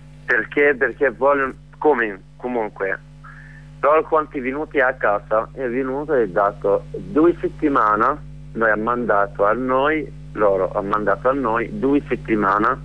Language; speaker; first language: Italian; non-native, learner; Arabic